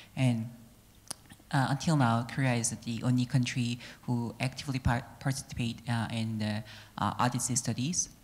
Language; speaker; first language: English; non-native, fluent; Korean